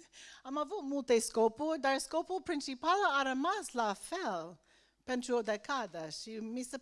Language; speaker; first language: Romanian; non-native, learner; English